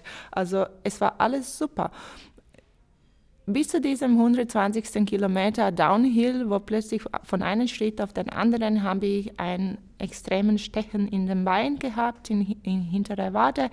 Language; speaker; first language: German; non-native, fluent; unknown